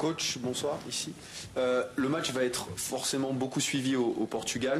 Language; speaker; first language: French; native; French